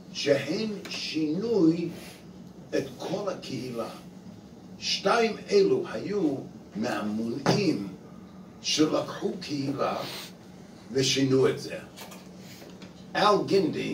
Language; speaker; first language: Hebrew; non-native, fluent; English